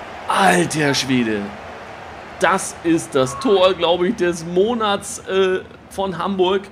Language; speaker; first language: German; native; German